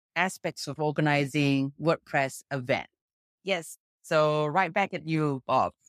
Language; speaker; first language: English; non-native, fluent; Indonesian